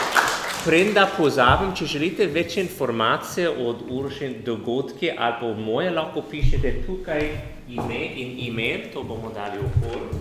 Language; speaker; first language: Slovenian; non-native, learner; English